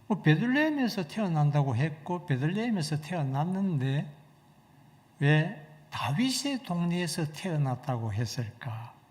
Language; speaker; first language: Korean; native; Korean